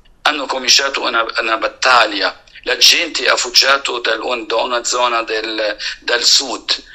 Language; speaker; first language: Italian; non-native, fluent; Arabic